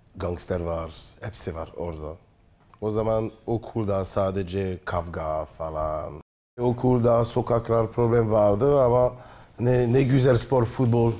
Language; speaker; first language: Turkish; non-native, learner; French